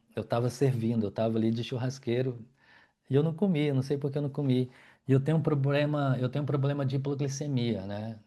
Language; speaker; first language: Portuguese; native; Portuguese